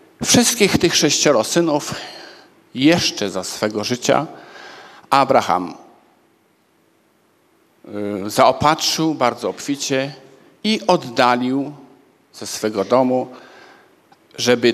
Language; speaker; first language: Polish; native; Polish